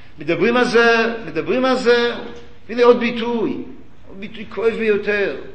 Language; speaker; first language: Hebrew; early bilingual, other home language; English